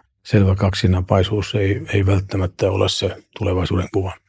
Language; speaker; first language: Finnish; native; Finnish